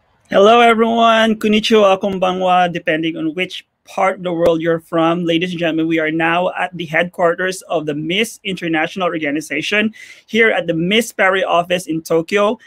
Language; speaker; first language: English; non-native, fluent; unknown